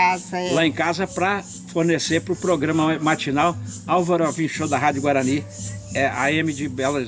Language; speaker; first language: Portuguese; native; Portuguese